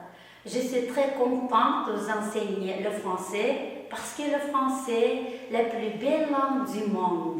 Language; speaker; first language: French; non-native, fluent; Uzbek